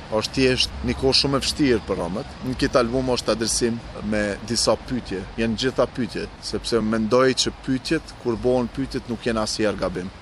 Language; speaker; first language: Albanian; non-native, local second language; Romany